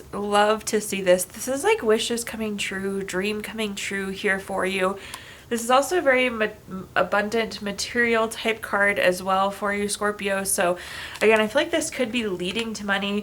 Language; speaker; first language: English; native; English